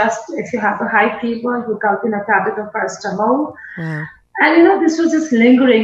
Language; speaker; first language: English; non-native, local second language; Hindi